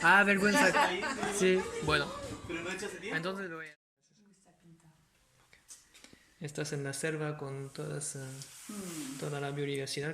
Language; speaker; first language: Spanish; non-native, learner; French